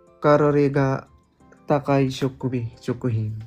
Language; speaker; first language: Japanese; non-native, learner; Filipino